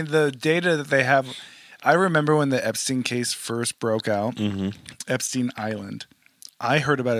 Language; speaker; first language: English; native; English